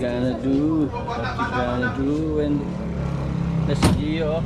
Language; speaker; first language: English; non-native, local second language; Filipino